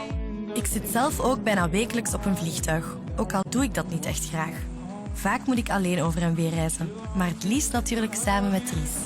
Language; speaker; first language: Dutch; native; Dutch